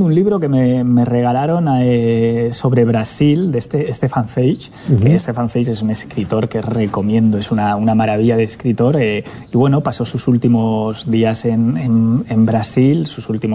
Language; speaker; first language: Spanish; native; Spanish